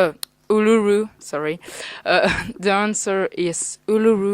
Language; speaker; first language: English; non-native, learner; French